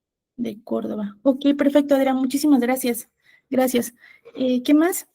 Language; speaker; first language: Spanish; native; Spanish